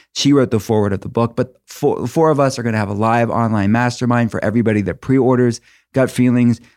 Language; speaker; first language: English; native; English